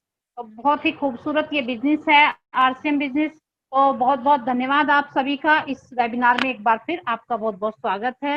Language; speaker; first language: Hindi; native; Hindi